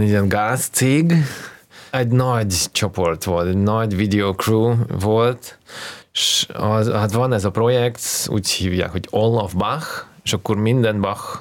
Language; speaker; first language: Hungarian; non-native, fluent; Russian